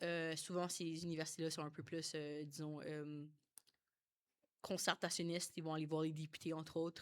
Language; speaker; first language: French; native; French